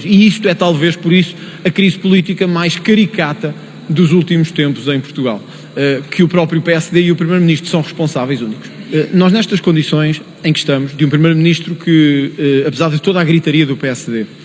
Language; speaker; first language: Portuguese; native; Portuguese